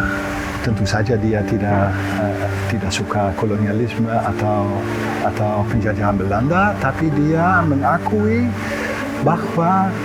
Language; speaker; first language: Indonesian; non-native, fluent; Dutch